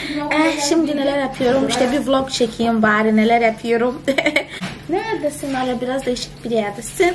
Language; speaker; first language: Turkish; non-native, fluent; Portuguese